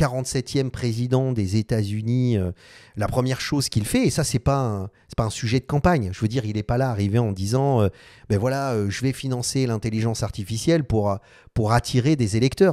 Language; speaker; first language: French; native; French